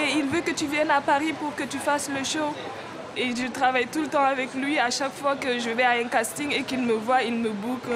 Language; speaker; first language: French; non-native, fluent; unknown